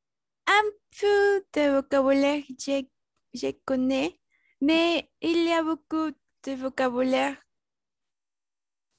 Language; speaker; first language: French; non-native, learner; Spanish